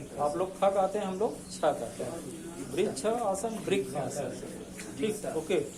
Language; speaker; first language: Hindi; native; Hindi